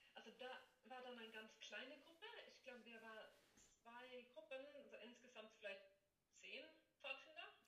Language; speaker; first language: German; non-native, fluent; Swedish